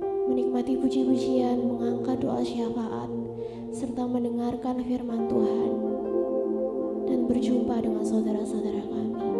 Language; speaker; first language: Indonesian; native; Indonesian